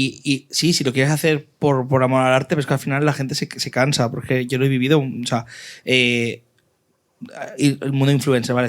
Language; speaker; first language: Spanish; native; Spanish